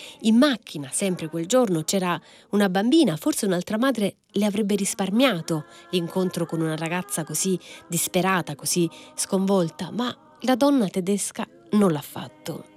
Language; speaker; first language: Italian; native; Italian